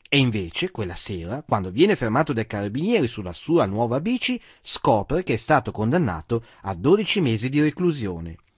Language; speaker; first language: Italian; native; Italian